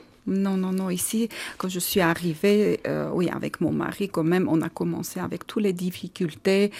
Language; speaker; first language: French; non-native, learner; Armenian